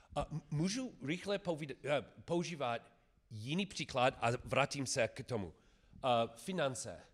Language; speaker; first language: Czech; non-native, learner; English